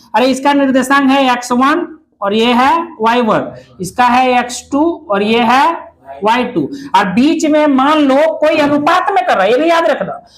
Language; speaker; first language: Hindi; native; Hindi